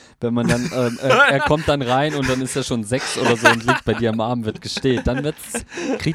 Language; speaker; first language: German; native; German